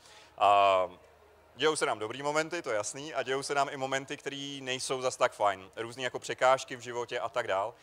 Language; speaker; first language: Czech; native; Czech